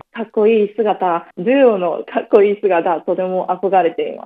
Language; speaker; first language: Japanese; non-native, fluent; Chinese